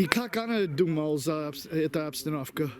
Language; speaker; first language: Russian; non-native, learner; English